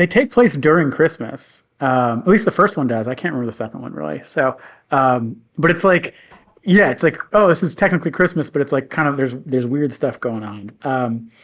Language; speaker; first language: English; native; English